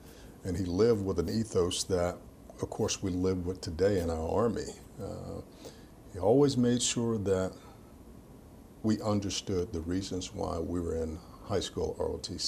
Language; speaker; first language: English; native; English